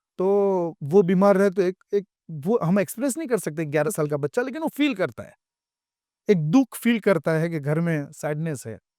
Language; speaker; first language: Hindi; non-native, local second language; Gujarati